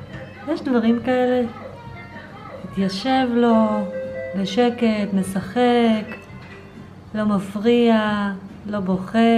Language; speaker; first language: Hebrew; native; Hebrew